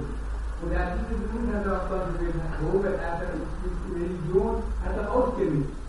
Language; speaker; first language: German; non-native, learner; Persian